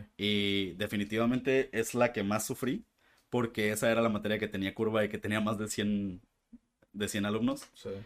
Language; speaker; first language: Spanish; native; Spanish